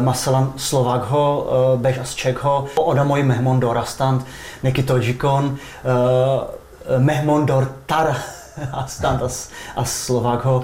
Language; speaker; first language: Persian; non-native, fluent; Czech